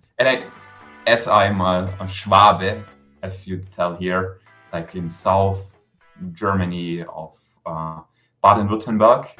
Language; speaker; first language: English; non-native, fluent; German